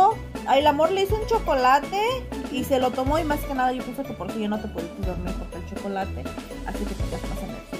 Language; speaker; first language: Spanish; native; Spanish